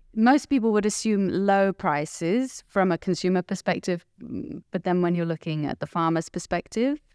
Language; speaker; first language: English; native; English